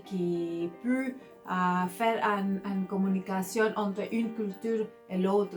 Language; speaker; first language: French; non-native, fluent; Spanish